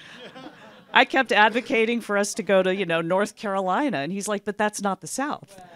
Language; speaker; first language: English; native; English